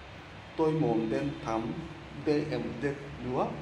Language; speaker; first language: Vietnamese; non-native, learner; Japanese